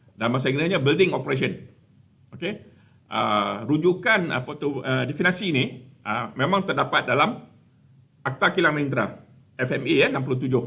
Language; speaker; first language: Malay; native; Malay